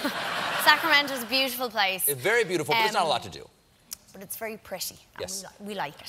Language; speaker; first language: English; native; English